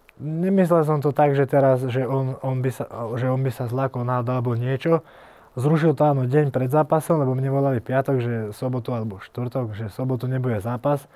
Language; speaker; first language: Slovak; early bilingual, heritage; Slovak